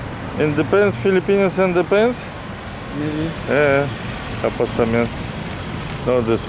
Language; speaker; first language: English; non-native, learner; Russian